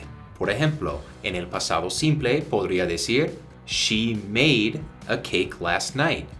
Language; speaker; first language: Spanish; non-native, fluent; English